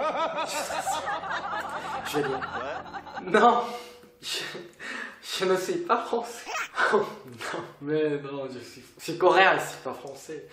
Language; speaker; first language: French; non-native, fluent; Korean